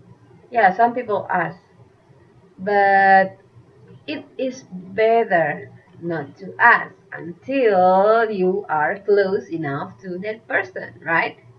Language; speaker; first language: English; non-native, fluent; Indonesian